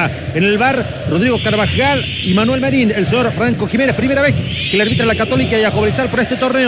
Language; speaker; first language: Spanish; native; Spanish